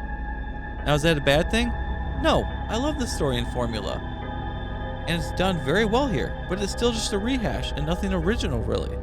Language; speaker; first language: English; native; English